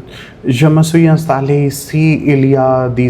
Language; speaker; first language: French; non-native, fluent; Hindi